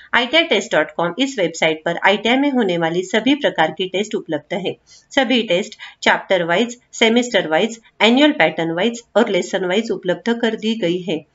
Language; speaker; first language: Hindi; non-native, local second language; Marathi